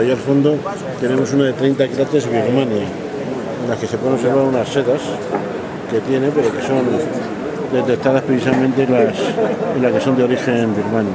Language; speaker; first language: Spanish; native; Spanish